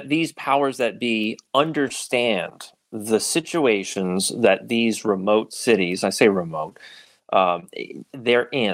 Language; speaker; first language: English; native; English